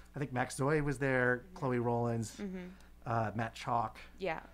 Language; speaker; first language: English; native; English